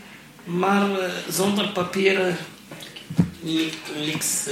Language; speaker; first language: Dutch; non-native, learner; Arabic